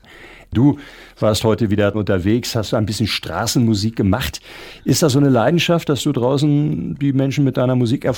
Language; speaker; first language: German; native; German